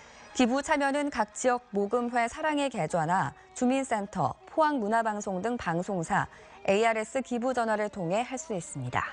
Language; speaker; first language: Korean; native; Korean